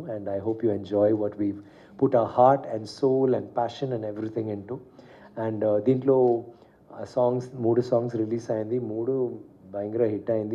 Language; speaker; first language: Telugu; non-native, learner; Tamil